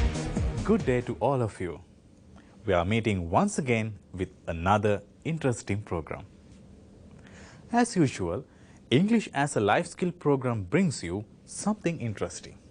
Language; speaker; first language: English; non-native, local second language; Sinhala